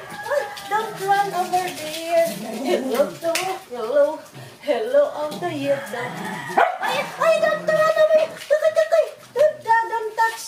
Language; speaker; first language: English; non-native, learner; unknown